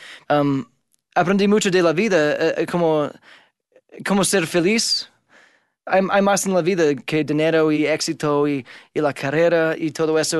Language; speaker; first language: Spanish; non-native, fluent; English